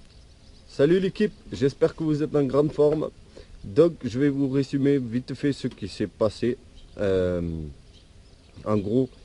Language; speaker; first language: French; native; French